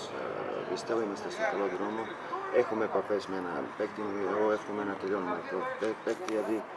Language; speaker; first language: Greek; non-native, fluent; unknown